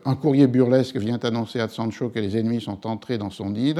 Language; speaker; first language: French; native; French